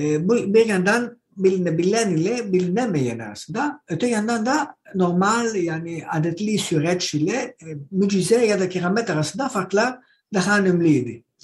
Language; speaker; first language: Turkish; non-native, learner; Greek